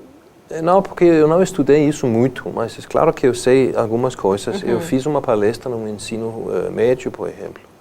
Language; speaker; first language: Portuguese; non-native, fluent; Danish